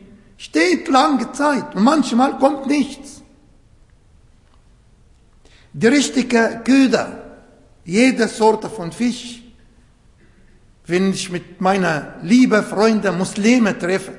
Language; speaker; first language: German; non-native, learner; Arabic